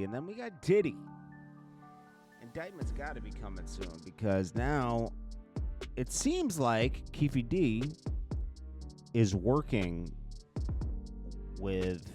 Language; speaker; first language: English; native; English